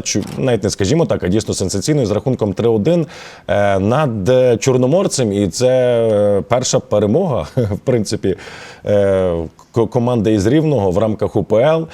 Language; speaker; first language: Ukrainian; native; Ukrainian